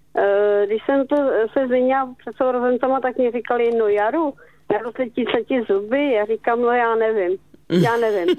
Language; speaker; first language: Czech; native; Czech